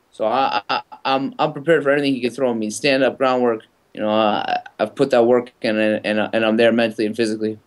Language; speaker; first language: English; native; English